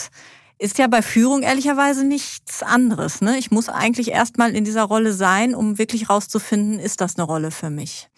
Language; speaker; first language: German; native; German